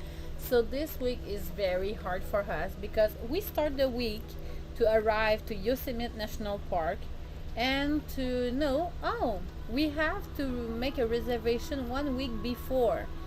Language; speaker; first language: English; non-native, learner; French